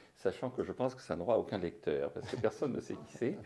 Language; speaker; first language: French; native; French